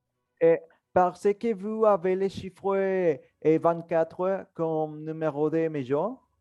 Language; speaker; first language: French; non-native, learner; Spanish